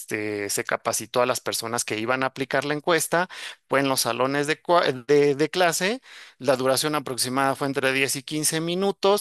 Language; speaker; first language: Spanish; native; Spanish